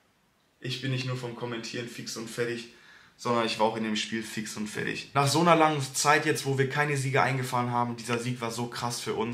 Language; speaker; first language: German; native; German